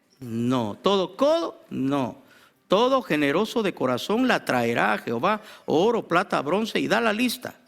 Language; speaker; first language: Spanish; native; Spanish